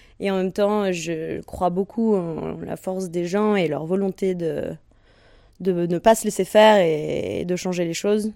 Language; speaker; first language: French; native; French